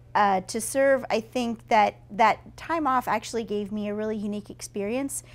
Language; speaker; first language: English; native; English